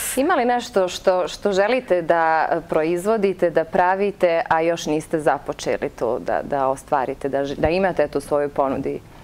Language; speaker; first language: Serbian; native; Serbian